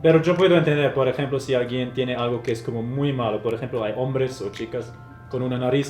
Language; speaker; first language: Spanish; non-native, fluent; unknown